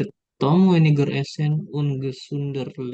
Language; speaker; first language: German; non-native, learner; Indonesian